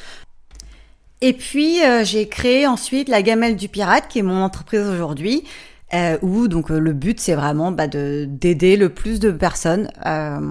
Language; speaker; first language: French; native; French